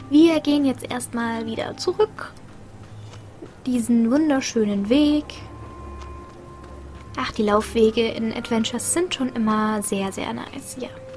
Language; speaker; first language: German; native; German